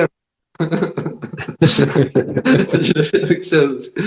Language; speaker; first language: French; non-native, fluent; Italian